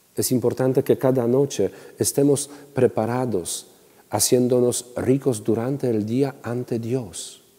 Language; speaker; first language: Spanish; non-native, fluent; Polish